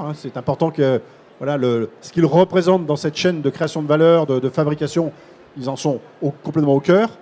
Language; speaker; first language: French; native; French